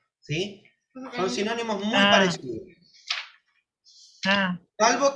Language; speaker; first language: Spanish; native; Spanish